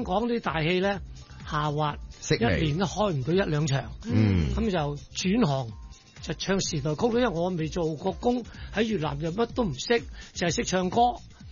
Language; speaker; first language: Cantonese; native; Cantonese